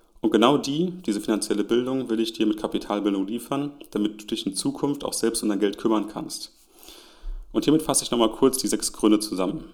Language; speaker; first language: German; native; German